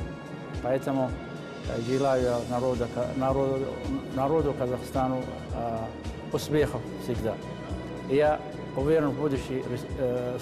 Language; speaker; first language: Russian; non-native, learner; Arabic